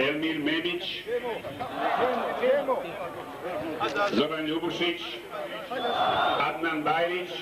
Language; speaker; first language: Bosnian; native; Bosnian